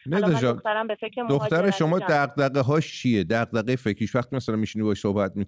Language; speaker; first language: Persian; native; Persian